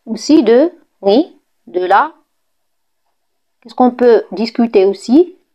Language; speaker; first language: French; non-native, local second language; Arabic